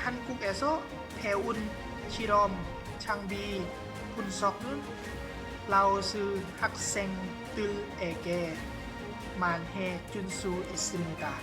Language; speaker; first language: Korean; non-native, learner; Lao